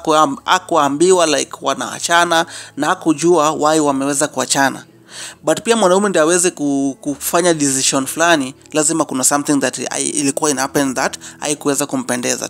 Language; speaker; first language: Swahili; non-native, local second language; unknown